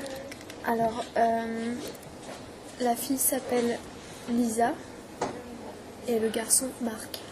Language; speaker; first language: French; non-native, learner; English